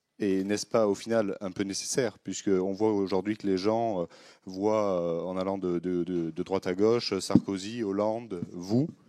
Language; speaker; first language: French; native; French